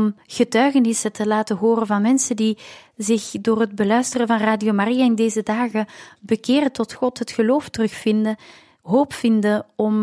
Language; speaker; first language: Dutch; native; Dutch